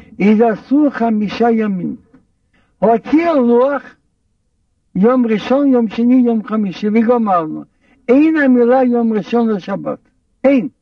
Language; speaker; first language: Hebrew; non-native, fluent; Russian